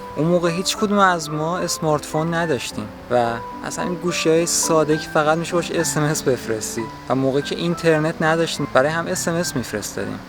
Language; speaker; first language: Persian; native; Persian